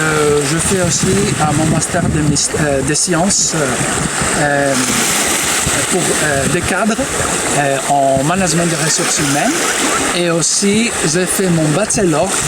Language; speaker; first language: French; non-native, fluent; Greek